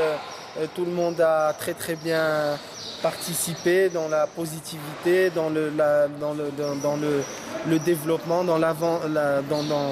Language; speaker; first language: French; non-native, local second language; Arabic